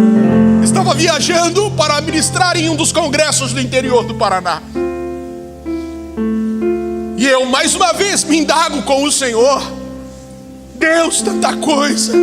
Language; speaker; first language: Portuguese; native; Portuguese